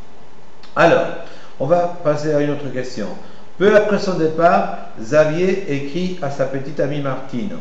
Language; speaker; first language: French; non-native, fluent; Spanish